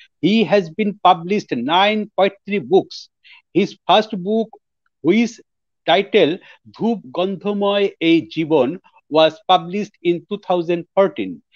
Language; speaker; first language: English; non-native, local second language; Bangla